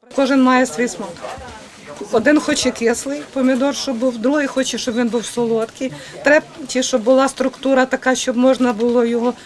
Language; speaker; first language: Ukrainian; native; Ukrainian